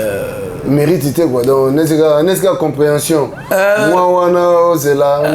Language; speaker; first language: French; non-native, local second language; Lingala